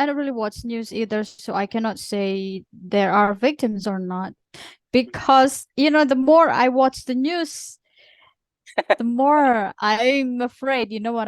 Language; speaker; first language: English; non-native, fluent; Indonesian